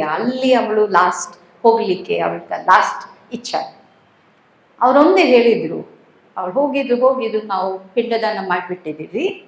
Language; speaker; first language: Kannada; non-native, local second language; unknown